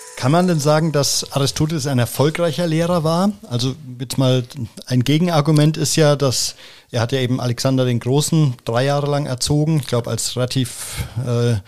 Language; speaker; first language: German; native; German